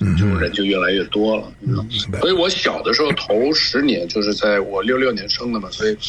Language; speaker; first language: Chinese; early bilingual, other home language; English